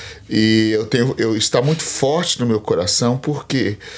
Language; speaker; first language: Portuguese; native; Portuguese